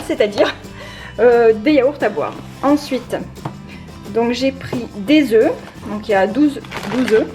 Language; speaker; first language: French; native; French